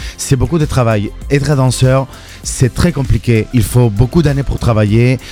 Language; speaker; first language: French; non-native, fluent; Spanish